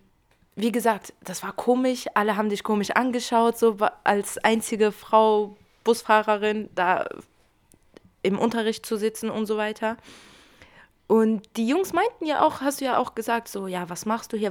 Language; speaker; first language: German; early bilingual, other home language; Kurdish